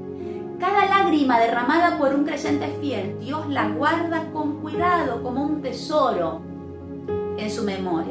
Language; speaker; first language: Spanish; native; Spanish